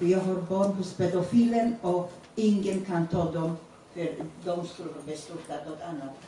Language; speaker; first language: Swedish; non-native, fluent; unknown